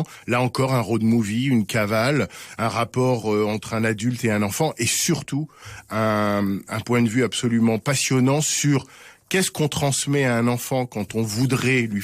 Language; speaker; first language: French; native; French